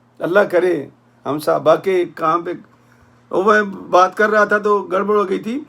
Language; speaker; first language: Urdu; non-native, local second language; Punjabi